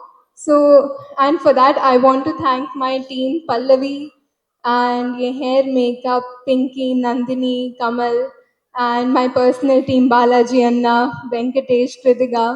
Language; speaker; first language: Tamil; non-native, learner; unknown